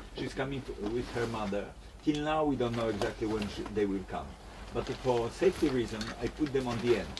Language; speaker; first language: English; non-native, fluent; Polish